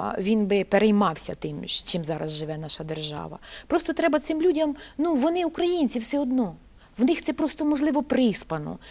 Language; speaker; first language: Ukrainian; native; Ukrainian